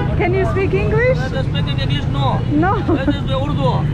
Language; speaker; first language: English; native; English